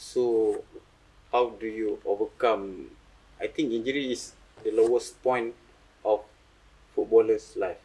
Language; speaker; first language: English; non-native, fluent; Malay